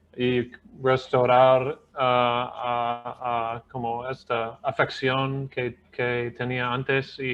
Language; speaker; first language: Spanish; non-native, fluent; English